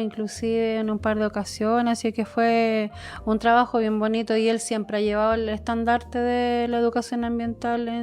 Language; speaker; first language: Spanish; native; Spanish